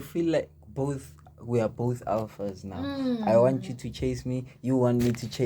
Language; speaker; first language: English; non-native, local second language; Zulu